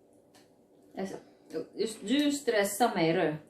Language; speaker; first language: Swedish; non-native, learner; Filipino